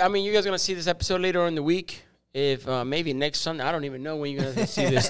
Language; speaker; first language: English; early bilingual, other home language; Spanish